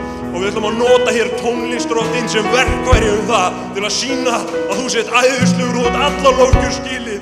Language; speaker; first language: Icelandic; native; Icelandic